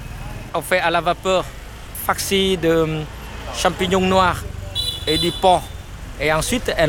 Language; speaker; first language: French; non-native, fluent; Vietnamese